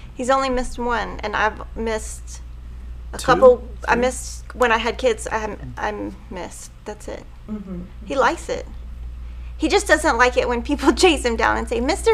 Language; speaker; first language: English; native; English